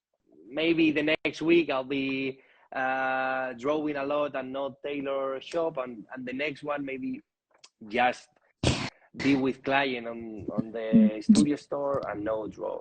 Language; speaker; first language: English; non-native, learner; Spanish